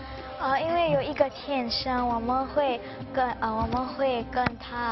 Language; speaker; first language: Chinese; non-native, local second language; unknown